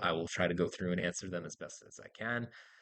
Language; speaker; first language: English; native; English